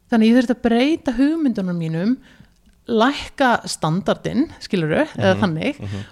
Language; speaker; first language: Icelandic; early bilingual, heritage; Icelandic